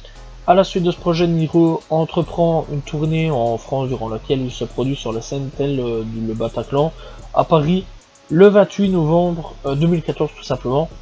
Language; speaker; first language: French; native; French